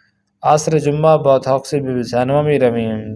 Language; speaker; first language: Persian; non-native, fluent; Urdu